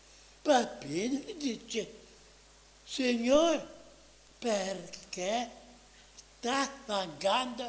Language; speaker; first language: Italian; non-native, fluent; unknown